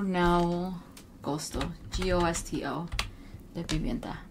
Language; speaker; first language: Portuguese; non-native, learner; English